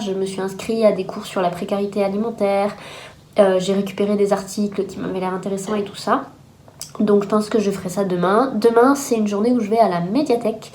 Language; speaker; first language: French; native; French